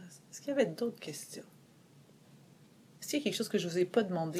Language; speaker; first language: French; native; French